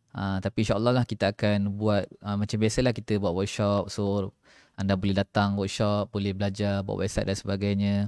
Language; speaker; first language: Malay; native; Malay